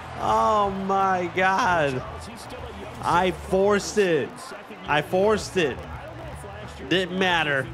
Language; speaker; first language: English; native; English